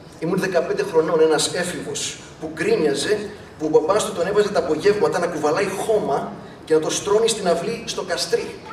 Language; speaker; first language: Greek; early bilingual, other home language; English